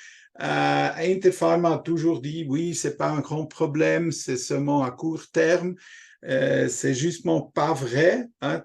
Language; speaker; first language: French; non-native, local second language; German